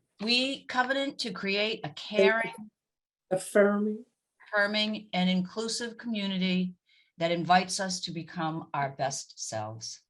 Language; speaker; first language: English; native; English